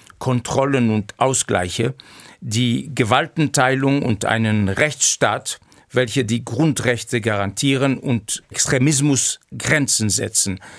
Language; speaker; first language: German; non-native, fluent; Greek